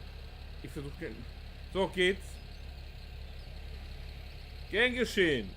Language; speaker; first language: German; native; German